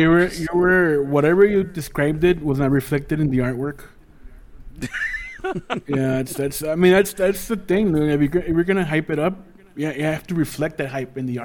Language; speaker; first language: English; early bilingual, other home language; Spanish